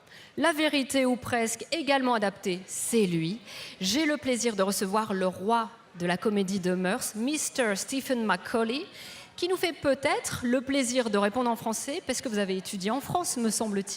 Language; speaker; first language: French; native; French